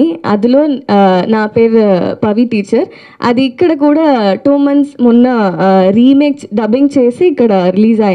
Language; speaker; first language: Telugu; non-native, learner; Tamil